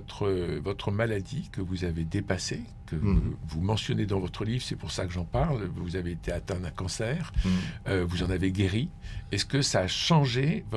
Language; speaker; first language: French; native; French